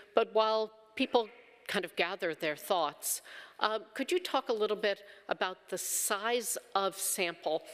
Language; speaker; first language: English; native; English